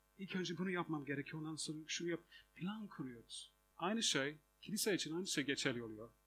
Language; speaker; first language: Turkish; non-native, fluent; English